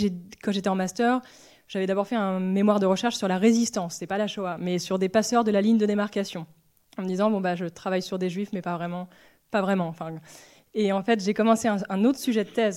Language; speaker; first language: French; native; French